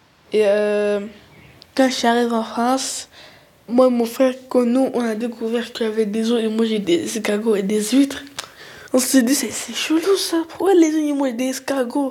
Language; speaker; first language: French; early bilingual, other home language; Arabic